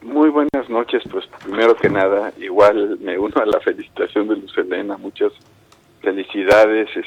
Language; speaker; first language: Spanish; native; Spanish